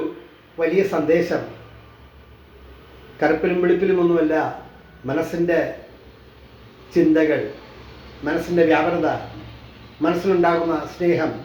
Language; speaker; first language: Malayalam; native; Malayalam